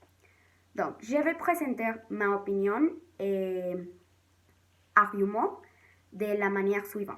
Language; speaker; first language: French; non-native, learner; Spanish